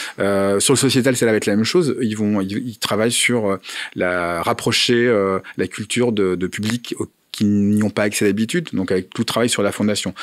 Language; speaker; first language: French; native; French